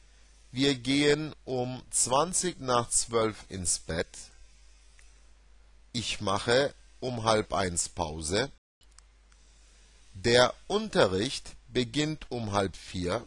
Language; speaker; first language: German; non-native, fluent; Turkish